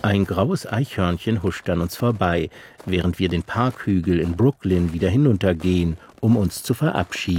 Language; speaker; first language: German; native; German